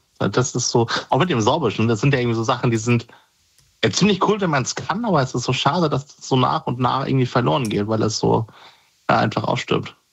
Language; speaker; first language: German; native; German